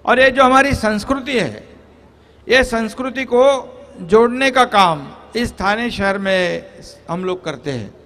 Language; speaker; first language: Hindi; non-native, local second language; Marathi